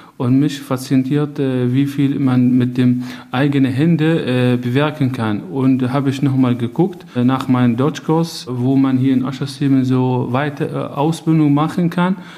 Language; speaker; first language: German; non-native, fluent; Arabic